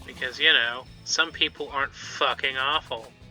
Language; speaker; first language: English; native; English